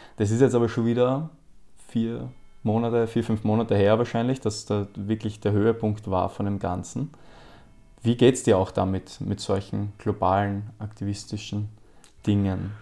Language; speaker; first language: German; native; German